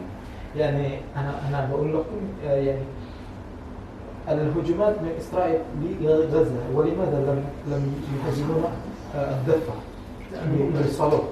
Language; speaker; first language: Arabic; non-native, fluent; Indonesian